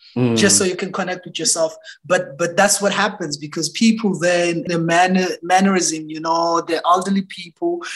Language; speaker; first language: English; non-native, local second language; Xhosa